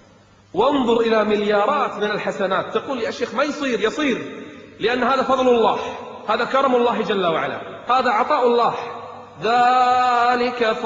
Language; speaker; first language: Arabic; native; Arabic